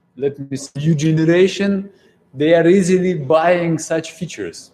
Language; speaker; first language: English; non-native, fluent; Russian